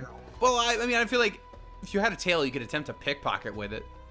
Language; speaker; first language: English; native; English